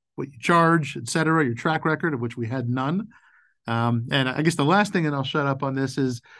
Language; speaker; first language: English; native; English